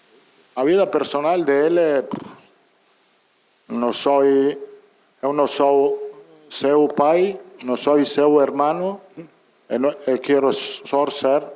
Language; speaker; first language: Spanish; non-native, fluent; Italian